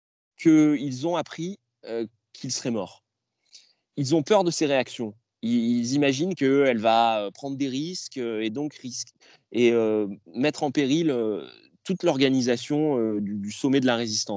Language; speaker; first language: French; native; French